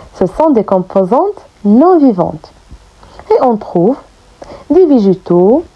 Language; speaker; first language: French; non-native, local second language; Arabic